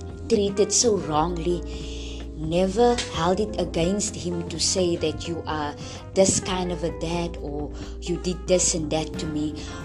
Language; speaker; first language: English; non-native, local second language; Afrikaans